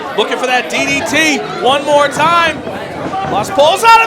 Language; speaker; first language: English; native; English